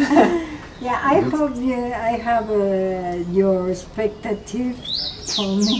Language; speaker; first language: English; non-native, learner; Spanish